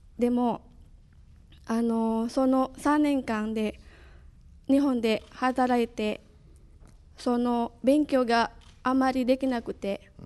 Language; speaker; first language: Japanese; non-native, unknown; Indonesian